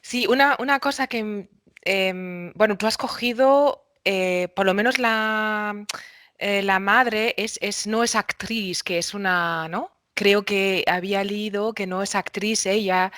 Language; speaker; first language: Spanish; non-native, fluent; German